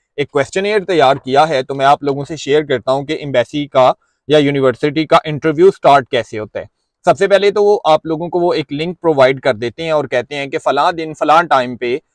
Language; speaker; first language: Urdu; non-native, local second language; Punjabi